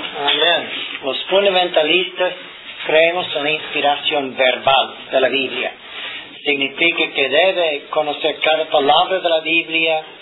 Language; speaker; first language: Spanish; non-native, fluent; English